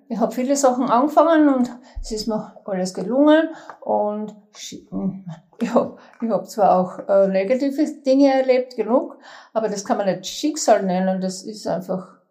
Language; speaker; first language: German; native; German